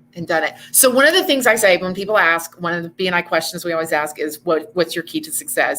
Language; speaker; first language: English; native; English